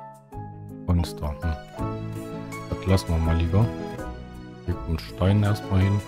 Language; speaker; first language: German; native; German